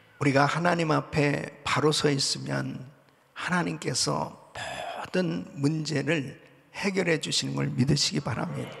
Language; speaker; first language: Korean; native; Korean